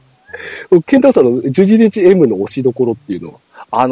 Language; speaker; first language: Japanese; native; Japanese